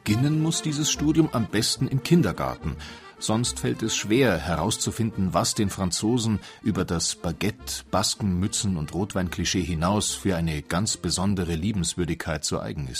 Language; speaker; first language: German; native; German